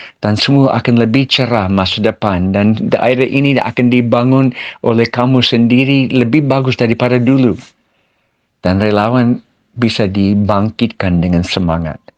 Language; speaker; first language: Malay; non-native, fluent; English